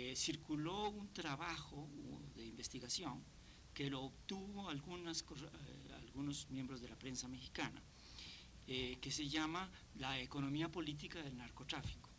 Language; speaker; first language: Spanish; native; Spanish